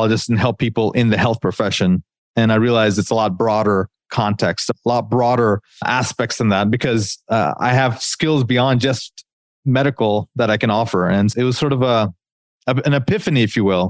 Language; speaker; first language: English; native; English